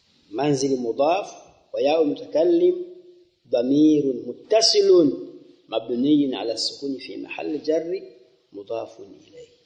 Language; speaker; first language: Arabic; non-native, fluent; Swahili